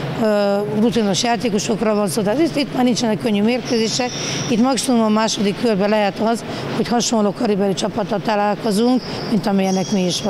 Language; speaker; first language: Hungarian; native; Hungarian